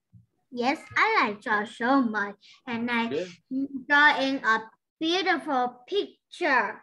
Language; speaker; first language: English; non-native, learner; Vietnamese